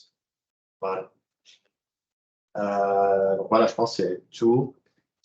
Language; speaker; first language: French; native; French